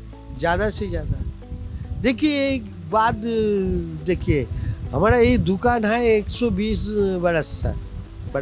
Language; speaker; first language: Hindi; non-native, local second language; Bangla